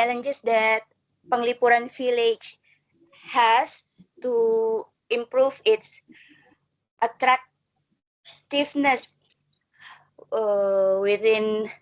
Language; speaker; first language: English; non-native, local second language; Indonesian